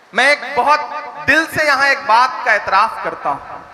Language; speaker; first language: Hindi; non-native, local second language; Awadhi